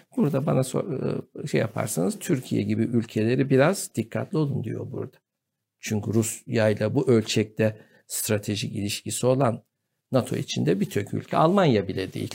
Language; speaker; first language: Turkish; native; Turkish